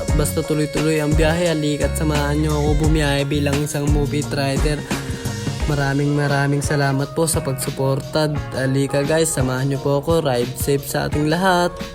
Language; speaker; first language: Filipino; native; Filipino